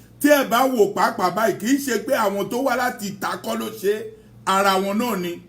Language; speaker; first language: Yoruba; non-native, local second language; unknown